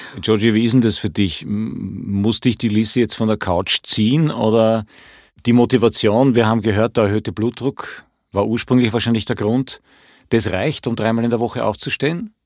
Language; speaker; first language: German; native; German